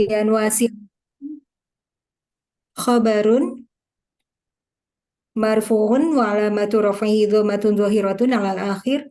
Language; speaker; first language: Arabic; non-native, learner; Indonesian